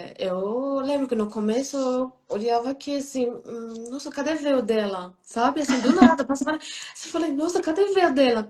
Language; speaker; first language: Portuguese; non-native, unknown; Persian